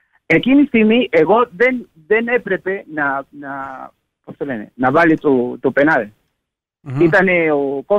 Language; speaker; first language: Greek; non-native, learner; Spanish